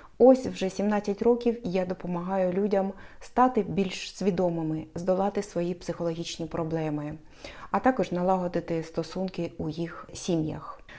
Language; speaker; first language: Ukrainian; non-native, local second language; Russian